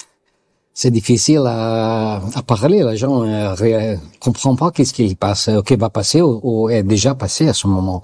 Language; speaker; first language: French; non-native, learner; Italian